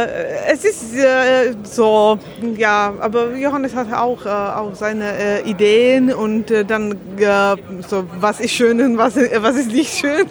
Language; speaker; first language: German; non-native, learner; Slovak